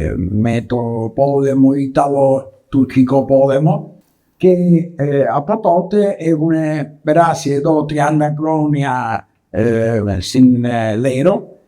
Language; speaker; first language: Greek; non-native, learner; Italian